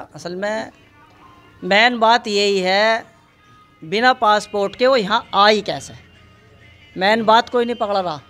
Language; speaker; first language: Hindi; native; Hindi